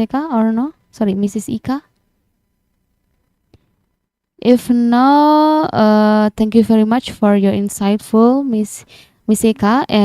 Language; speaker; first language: English; non-native, learner; Indonesian